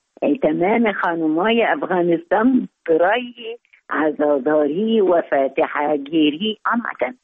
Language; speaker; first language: Persian; non-native, fluent; Arabic